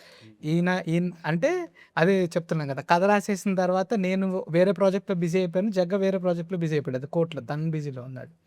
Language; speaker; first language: Telugu; native; Telugu